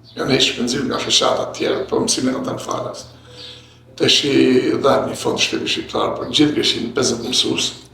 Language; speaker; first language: Albanian; native; Albanian